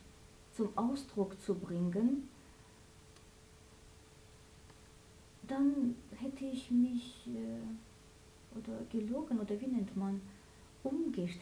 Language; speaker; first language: German; non-native, fluent; Armenian